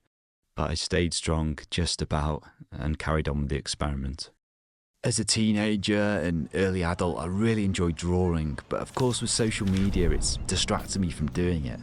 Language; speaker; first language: English; native; English